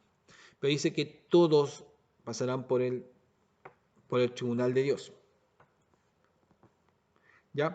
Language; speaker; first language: Spanish; native; Spanish